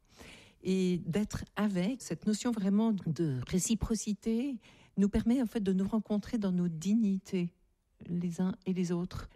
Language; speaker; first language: French; native; French